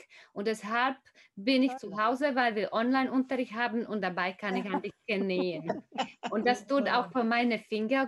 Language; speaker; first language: German; non-native, fluent; Slovak